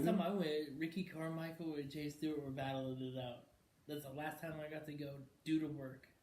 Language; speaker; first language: English; native; English